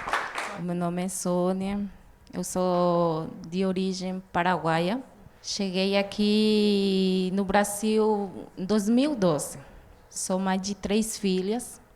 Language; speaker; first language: Portuguese; non-native, fluent; Guarani